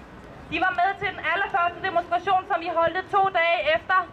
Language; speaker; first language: Danish; early bilingual, other home language; Persian